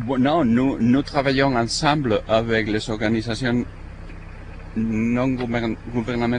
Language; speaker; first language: French; non-native, fluent; Spanish